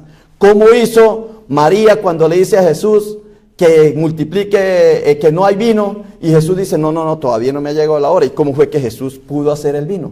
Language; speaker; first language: Spanish; native; Spanish